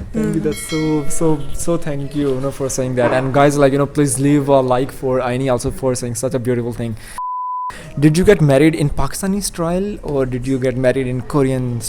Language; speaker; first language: English; non-native, local second language; Urdu